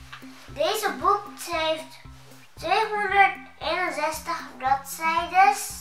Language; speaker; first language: Dutch; early bilingual, other home language; Indonesian